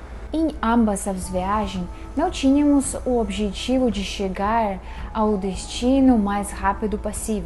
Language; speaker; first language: Portuguese; non-native, fluent; Russian